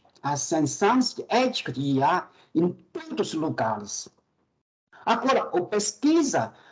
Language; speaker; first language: Portuguese; non-native, fluent; Chinese